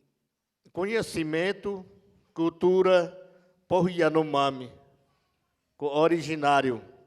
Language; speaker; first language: Portuguese; non-native, local second language; Yanomámi